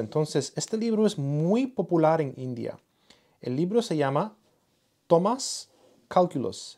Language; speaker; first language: Spanish; early bilingual, heritage; Spanish